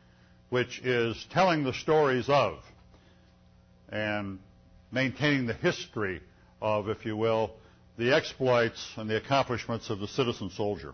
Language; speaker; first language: English; native; English